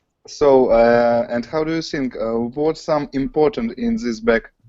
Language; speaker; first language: English; non-native, learner; Russian